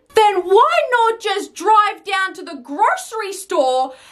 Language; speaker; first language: English; native; English